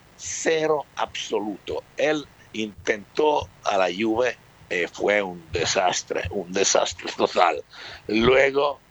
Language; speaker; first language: Spanish; non-native, fluent; Italian